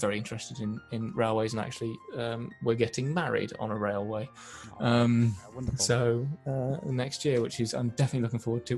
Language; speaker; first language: English; native; English